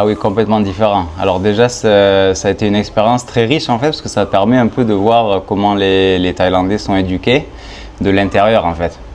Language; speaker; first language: French; native; French